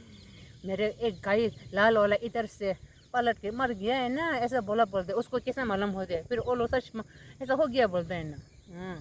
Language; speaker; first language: Hindi; non-native, local second language; Tibetan